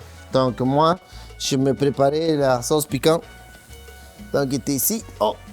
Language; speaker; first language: French; non-native, fluent; Spanish